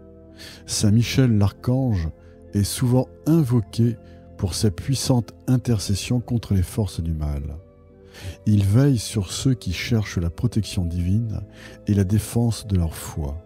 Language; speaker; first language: French; native; French